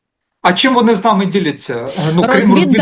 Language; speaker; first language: Ukrainian; native; Ukrainian